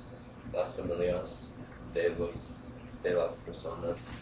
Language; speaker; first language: Spanish; non-native, learner; English